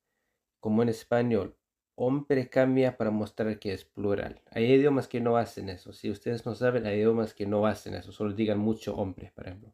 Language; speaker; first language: Spanish; non-native, fluent; Icelandic